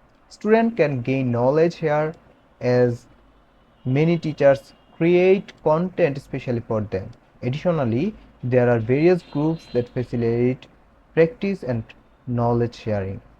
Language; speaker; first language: English; non-native, local second language; Bangla